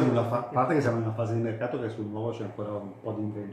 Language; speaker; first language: Italian; native; Italian